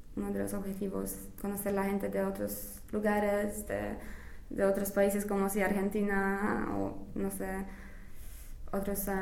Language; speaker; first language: Spanish; non-native, fluent; English